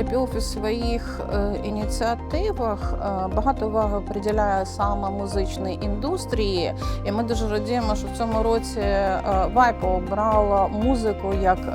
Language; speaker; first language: Ukrainian; native; Ukrainian